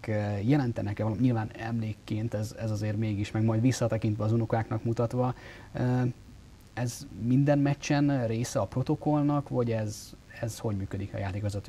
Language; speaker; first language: Hungarian; native; Hungarian